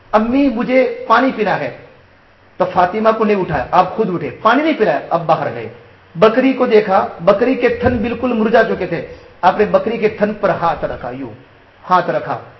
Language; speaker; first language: Urdu; non-native, local second language; Gujarati